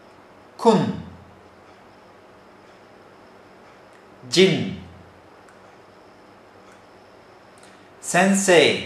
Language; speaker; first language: Japanese; non-native, fluent; Turkish